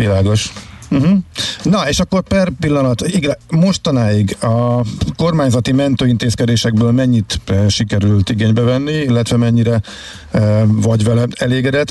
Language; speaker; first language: Hungarian; native; Hungarian